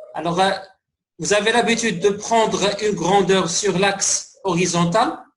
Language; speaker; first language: French; non-native, local second language; Arabic